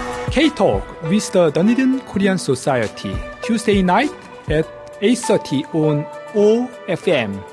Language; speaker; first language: English; non-native, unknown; Korean